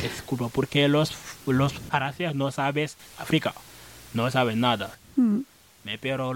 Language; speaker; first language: Spanish; non-native, learner; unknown